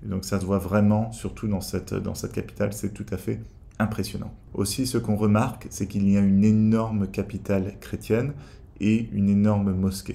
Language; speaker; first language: French; native; French